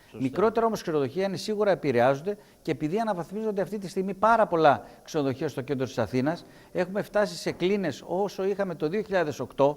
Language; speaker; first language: Greek; native; Greek